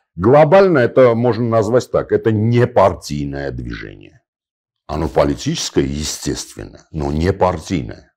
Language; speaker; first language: Russian; non-native, local second language; Armenian